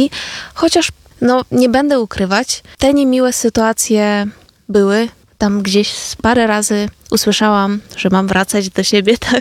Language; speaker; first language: Polish; non-native, fluent; Ukrainian